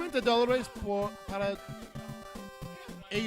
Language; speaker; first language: Spanish; non-native, learner; English